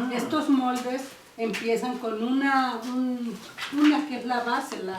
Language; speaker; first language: Spanish; native; Spanish